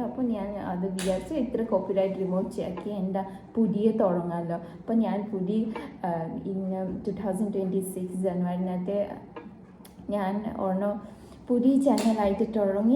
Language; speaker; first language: Malayalam; non-native, learner; Bodo